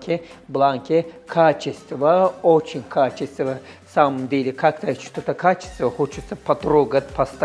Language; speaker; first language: Russian; non-native, learner; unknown